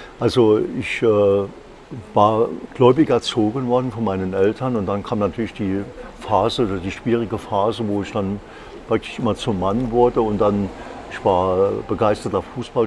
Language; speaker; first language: German; native; German